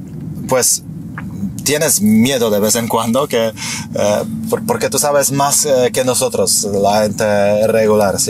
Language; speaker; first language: Spanish; non-native, fluent; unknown